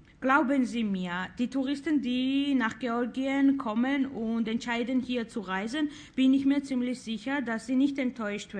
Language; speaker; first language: German; non-native, fluent; Georgian